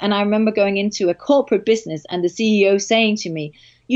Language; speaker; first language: English; non-native, fluent; Danish